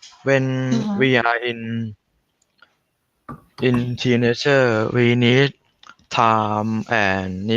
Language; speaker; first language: English; non-native, learner; Thai